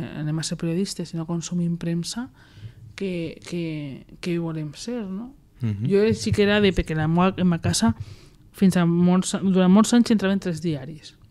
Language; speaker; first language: Catalan; native; Catalan